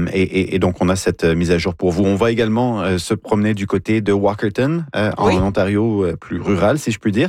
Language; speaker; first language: French; native; French